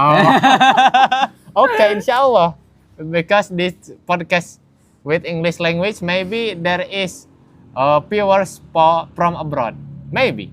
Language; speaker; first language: English; non-native, learner; Indonesian